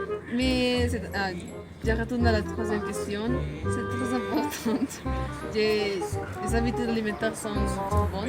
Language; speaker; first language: French; non-native, learner; Spanish